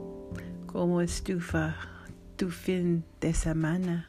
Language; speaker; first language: Spanish; non-native, learner; English